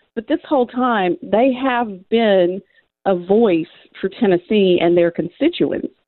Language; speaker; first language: English; native; English